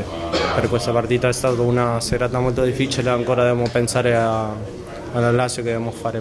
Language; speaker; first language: Italian; non-native, learner; Spanish